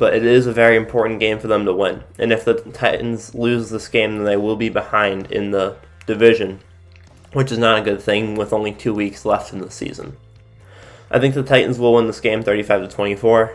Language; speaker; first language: English; native; English